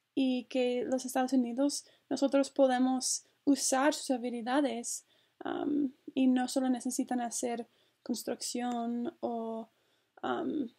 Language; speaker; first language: Spanish; non-native, fluent; English